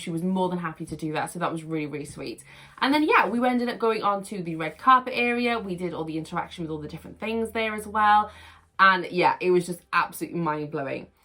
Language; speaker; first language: English; native; English